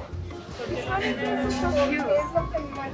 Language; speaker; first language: English; non-native, fluent; Spanish